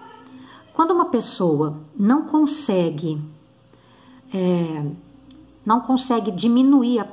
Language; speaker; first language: Portuguese; native; Portuguese